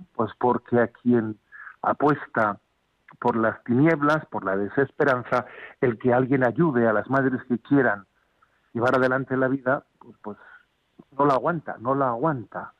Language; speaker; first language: Spanish; native; Spanish